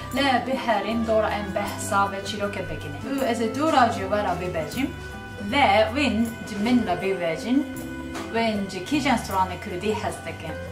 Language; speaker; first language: Kurdish; non-native, learner; Japanese